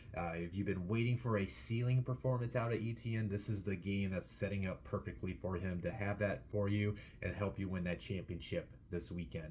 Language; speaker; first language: English; native; English